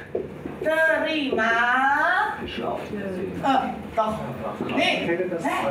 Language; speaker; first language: English; non-native, fluent; German